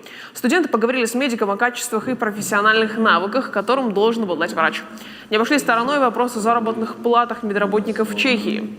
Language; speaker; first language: Russian; native; Russian